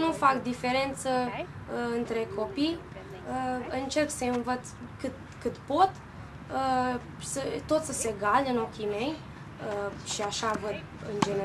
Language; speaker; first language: Romanian; early bilingual, heritage; Romanian